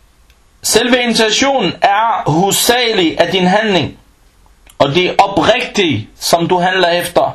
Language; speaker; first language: Danish; early bilingual, other home language; Arabic